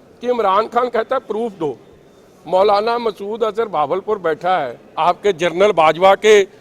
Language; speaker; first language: Urdu; non-native, local second language; Punjabi